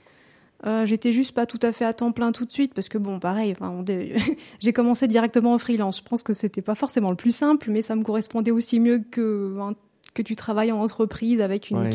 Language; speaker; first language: French; native; French